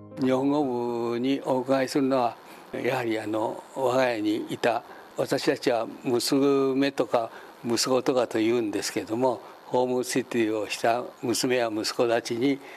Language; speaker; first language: Japanese; native; Japanese